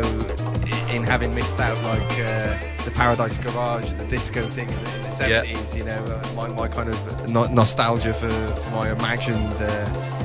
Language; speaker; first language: English; native; English